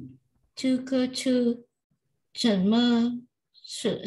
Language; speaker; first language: Chinese; non-native, learner; Vietnamese